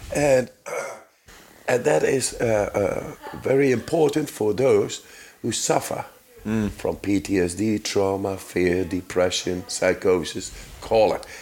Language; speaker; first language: English; non-native, fluent; Dutch